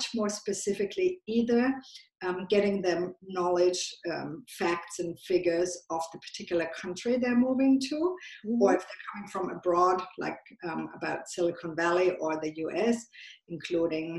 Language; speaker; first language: English; non-native, fluent; German